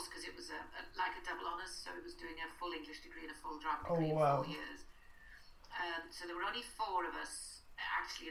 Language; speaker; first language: English; native; English